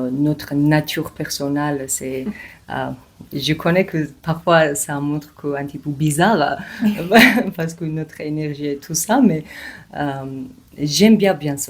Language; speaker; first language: French; non-native, learner; Georgian